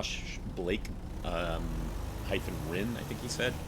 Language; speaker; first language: English; native; English